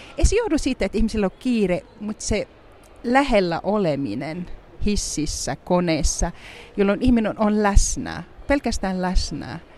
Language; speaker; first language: Finnish; non-native, fluent; Arabic